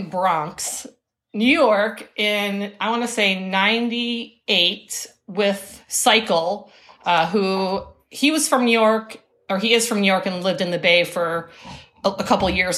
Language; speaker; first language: English; native; English